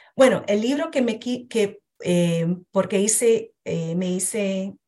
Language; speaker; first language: Spanish; early bilingual, heritage; Spanish